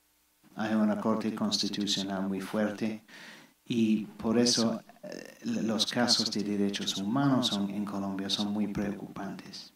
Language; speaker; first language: Spanish; non-native, fluent; English